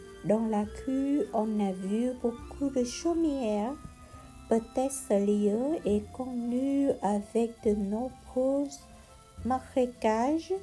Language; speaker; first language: French; non-native, learner; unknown